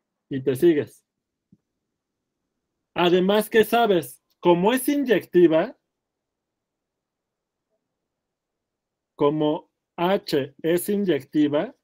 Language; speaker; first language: Spanish; native; Spanish